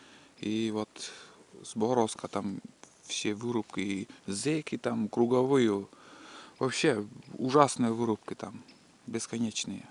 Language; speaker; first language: Russian; native; Russian